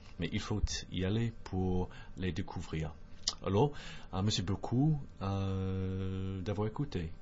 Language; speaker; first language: French; non-native, fluent; English